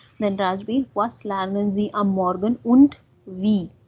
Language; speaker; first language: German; non-native, fluent; Hindi